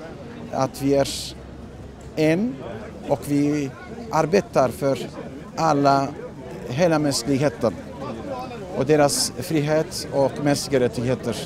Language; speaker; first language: Swedish; non-native, fluent; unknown